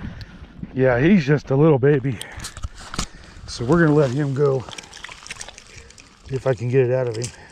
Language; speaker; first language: English; native; English